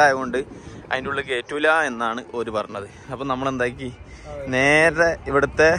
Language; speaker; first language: English; non-native, local second language; Malayalam